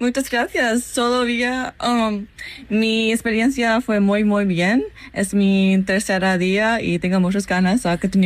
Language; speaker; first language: Spanish; non-native, learner; English